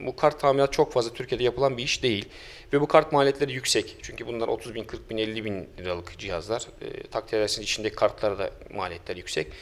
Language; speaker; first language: Turkish; early bilingual, heritage; Turkish